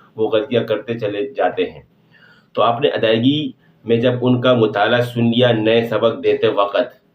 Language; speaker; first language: Urdu; non-native, local second language; Pashto